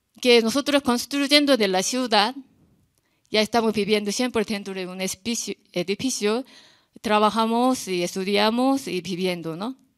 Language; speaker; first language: Spanish; non-native, learner; Korean